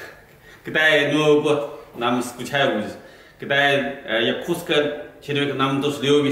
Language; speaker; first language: Russian; non-native, learner; Chinese